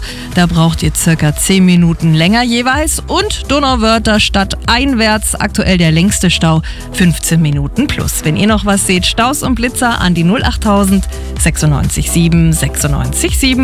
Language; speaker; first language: German; native; German